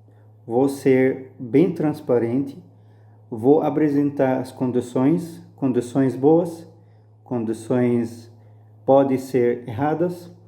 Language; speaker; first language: Portuguese; non-native, fluent; Arabic